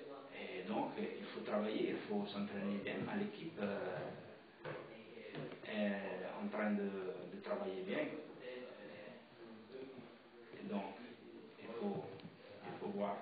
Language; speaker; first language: French; non-native, fluent; Italian